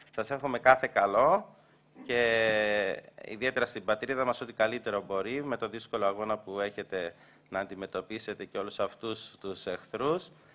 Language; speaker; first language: Greek; early bilingual, heritage; Greek